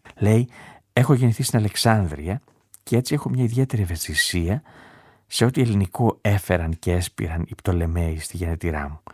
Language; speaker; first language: Greek; native; Greek